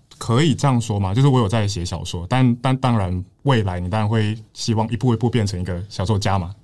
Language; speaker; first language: Chinese; native; Chinese